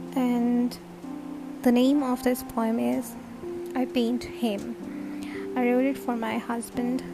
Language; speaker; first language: English; non-native, fluent; Turkish